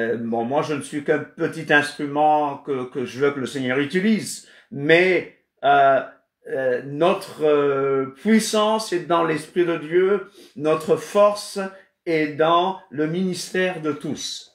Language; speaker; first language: French; non-native, fluent; Kabuverdianu